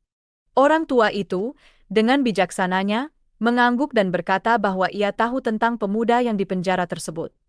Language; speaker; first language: Indonesian; native; Indonesian